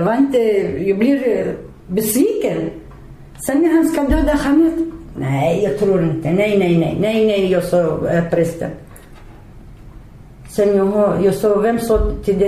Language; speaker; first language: Swedish; non-native, learner; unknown